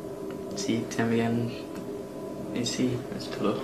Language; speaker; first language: Spanish; non-native, learner; English